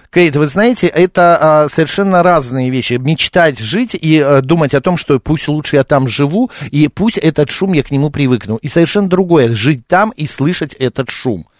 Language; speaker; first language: Russian; native; Russian